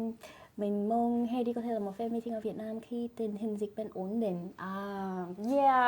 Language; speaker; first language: Vietnamese; non-native, fluent; Korean